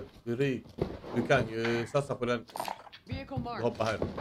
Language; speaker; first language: Swedish; native; Swedish